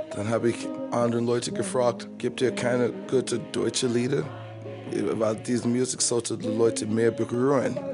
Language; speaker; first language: German; non-native, fluent; English